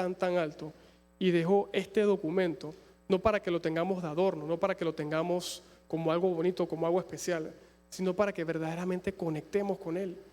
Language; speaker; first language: Spanish; native; Spanish